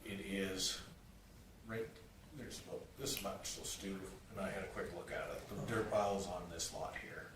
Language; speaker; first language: English; native; English